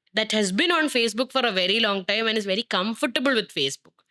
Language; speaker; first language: English; non-native, local second language; Malayalam